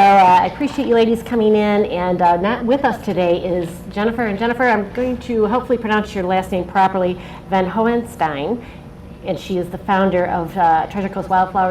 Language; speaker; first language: English; native; English